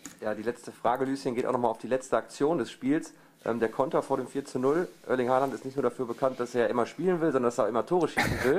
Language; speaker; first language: German; native; German